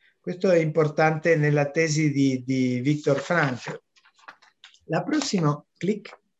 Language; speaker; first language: Italian; non-native, fluent; Spanish